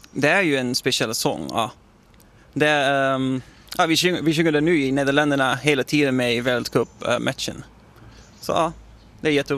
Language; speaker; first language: Swedish; non-native, learner; Dutch